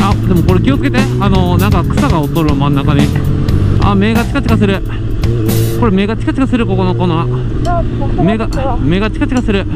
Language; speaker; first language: Japanese; native; Japanese